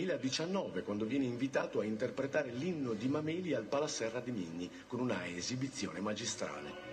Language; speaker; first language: Italian; native; Italian